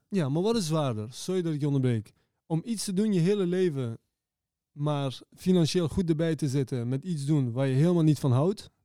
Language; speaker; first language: Dutch; early bilingual, other home language; Persian